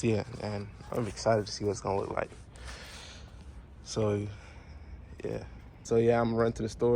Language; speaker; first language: English; native; English